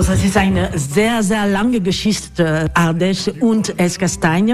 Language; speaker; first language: German; non-native, learner; French